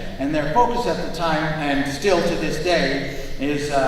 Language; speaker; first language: English; native; English